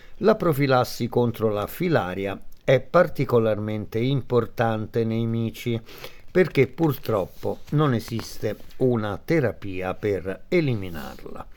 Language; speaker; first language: Italian; native; Italian